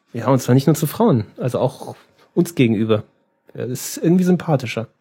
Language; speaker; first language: German; native; German